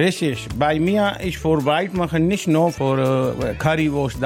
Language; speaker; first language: German; non-native, learner; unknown